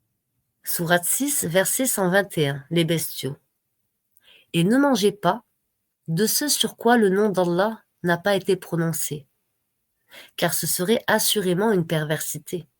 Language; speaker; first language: French; native; French